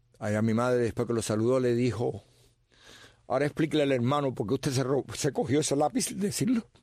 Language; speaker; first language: Spanish; native; Spanish